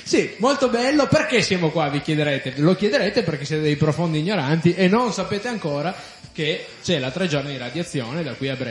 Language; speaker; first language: Italian; native; Italian